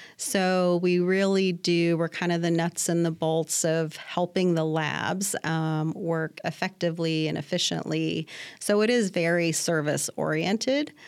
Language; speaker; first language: English; native; English